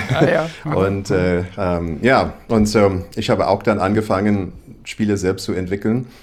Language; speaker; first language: German; non-native, fluent; English